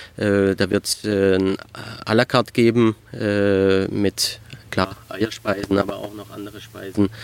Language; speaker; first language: German; early bilingual, heritage; French